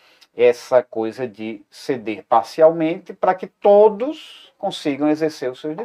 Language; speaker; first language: Portuguese; native; Portuguese